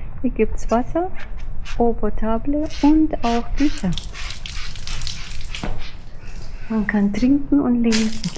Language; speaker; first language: German; non-native, fluent; Arabic